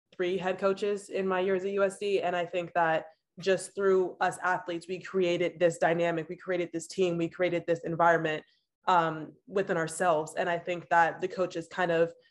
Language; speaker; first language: English; native; English